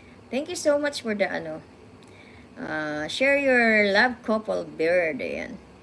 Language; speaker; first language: English; non-native, local second language; Filipino